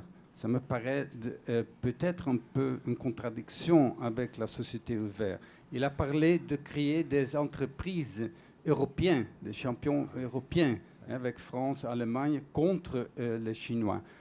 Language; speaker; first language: French; non-native, fluent; Portuguese